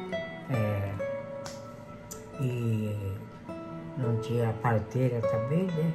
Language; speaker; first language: Portuguese; non-native, local second language; Japanese